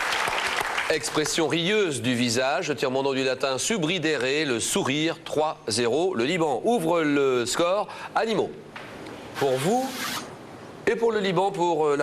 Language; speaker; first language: French; native; French